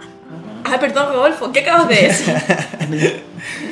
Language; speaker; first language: Spanish; native; Spanish